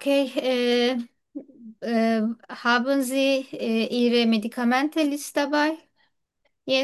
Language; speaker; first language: German; non-native, learner; Turkish